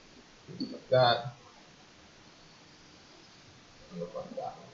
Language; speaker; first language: English; native; English